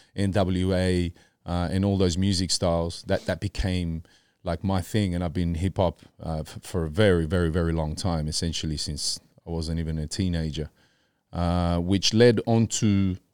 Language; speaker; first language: English; early bilingual, other home language; Spanish